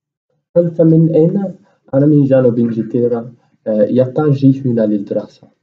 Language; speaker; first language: Arabic; non-native, learner; English